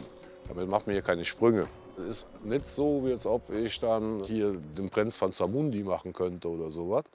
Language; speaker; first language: German; native; German